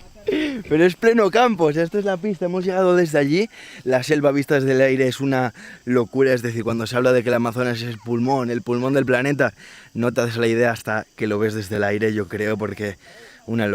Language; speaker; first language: Spanish; native; Spanish